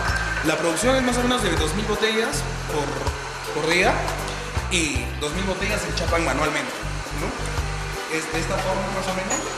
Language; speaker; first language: Spanish; native; Spanish